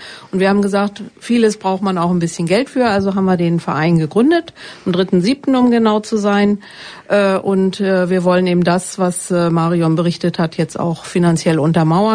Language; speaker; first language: German; native; German